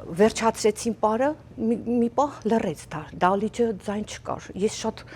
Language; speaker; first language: Armenian; native; Armenian